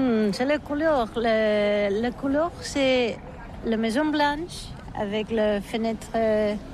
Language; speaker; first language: French; non-native, learner; Catalan